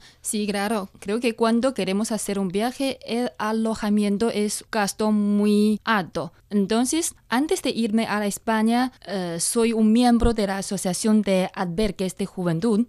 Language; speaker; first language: Spanish; non-native, fluent; Chinese